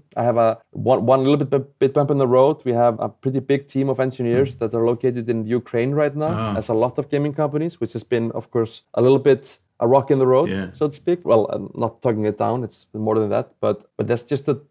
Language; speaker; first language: English; non-native, fluent; Icelandic